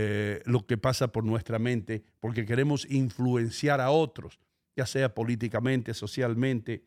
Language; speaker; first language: Spanish; native; Spanish